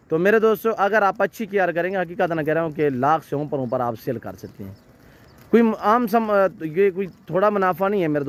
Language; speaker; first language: Hindi; non-native, local second language; Saraiki